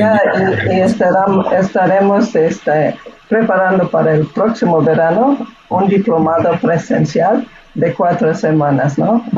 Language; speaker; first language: Spanish; non-native, fluent; English